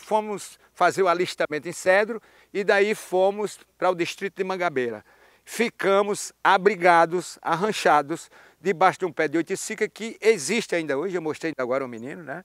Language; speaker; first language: Portuguese; native; Portuguese